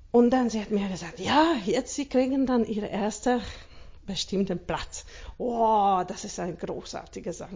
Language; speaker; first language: German; non-native, learner; Hungarian